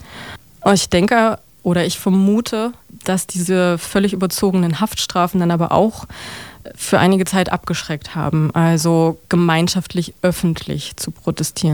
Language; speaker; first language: German; native; German